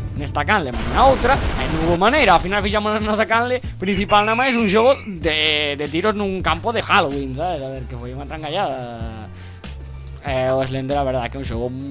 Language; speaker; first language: Galician; non-native, local second language; Spanish